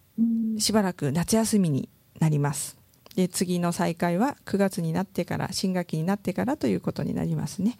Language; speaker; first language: Japanese; native; Japanese